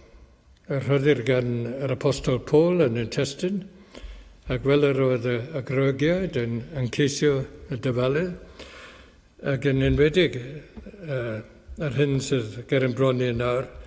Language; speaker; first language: Welsh; native; Welsh